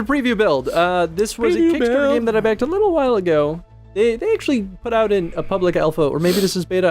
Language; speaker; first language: English; native; English